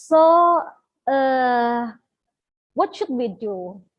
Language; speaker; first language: English; non-native, learner; Indonesian